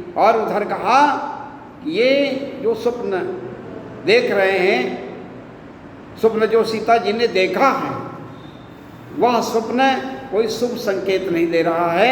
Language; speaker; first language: Hindi; native; Hindi